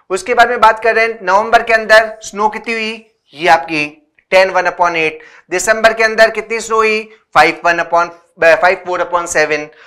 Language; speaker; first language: Hindi; native; Hindi